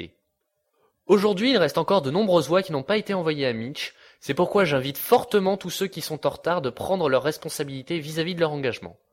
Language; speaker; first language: French; native; French